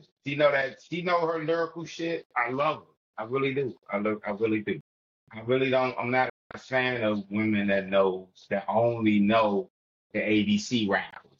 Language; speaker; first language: English; native; English